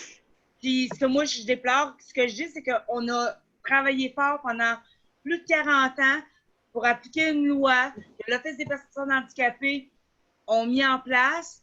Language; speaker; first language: French; native; French